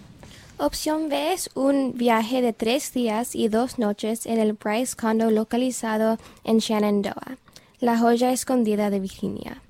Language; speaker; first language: Spanish; non-native, learner; English